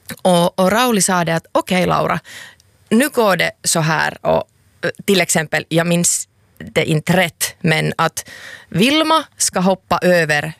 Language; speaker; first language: Swedish; non-native, local second language; Finnish